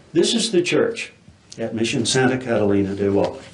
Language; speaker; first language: English; native; English